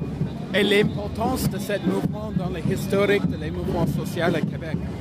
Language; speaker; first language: French; non-native, learner; English